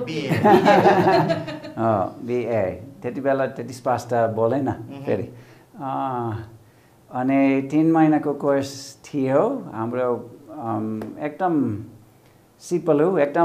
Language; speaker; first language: Nepali; non-native, fluent; English